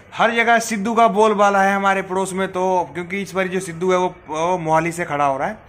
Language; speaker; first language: Hindi; native; Hindi